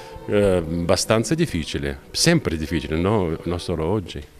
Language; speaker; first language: Italian; non-native, learner; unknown